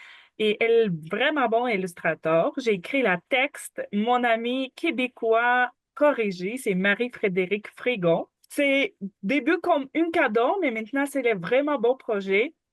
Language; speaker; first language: French; non-native, learner; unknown